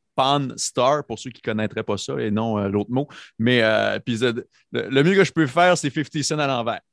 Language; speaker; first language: French; native; French